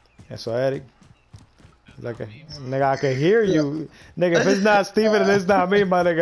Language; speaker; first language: English; early bilingual, other home language; Spanish